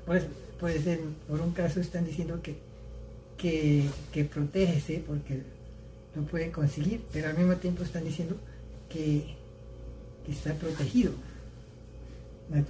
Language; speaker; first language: Spanish; early bilingual, heritage; Spanish